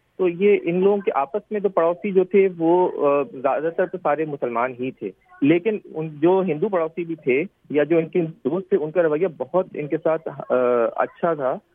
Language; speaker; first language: Urdu; native; Urdu